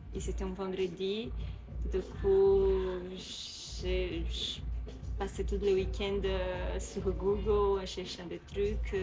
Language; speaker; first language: French; non-native, fluent; Portuguese